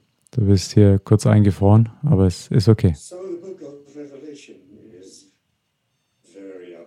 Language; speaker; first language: German; non-native, fluent; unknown